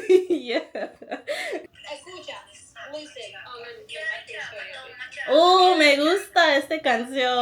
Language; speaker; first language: Spanish; non-native, learner; English